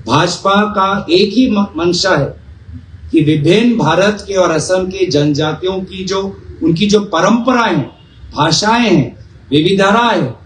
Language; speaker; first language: Hindi; non-native, local second language; Assamese